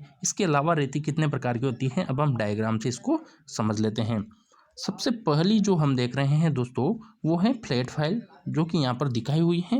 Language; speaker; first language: Hindi; native; Hindi